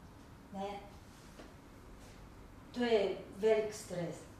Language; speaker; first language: Slovenian; non-native, learner; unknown